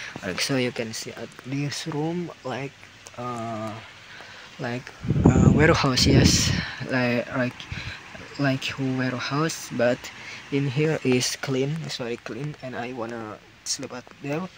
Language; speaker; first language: English; non-native, learner; Indonesian